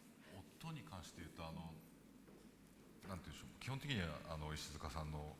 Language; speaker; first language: Japanese; native; Japanese